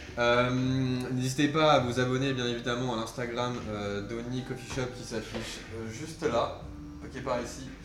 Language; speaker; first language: French; native; French